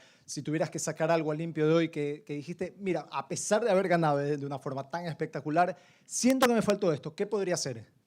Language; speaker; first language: Spanish; native; Spanish